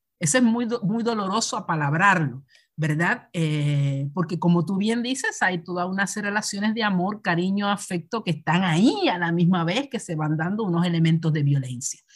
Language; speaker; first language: Spanish; native; Spanish